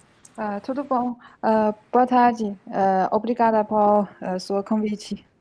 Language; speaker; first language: Portuguese; non-native, learner; Chinese